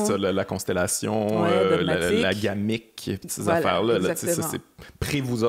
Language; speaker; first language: French; native; French